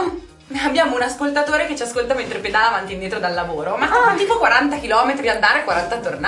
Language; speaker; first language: Italian; native; Italian